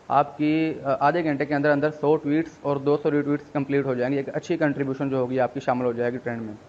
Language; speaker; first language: Urdu; non-native, local second language; Punjabi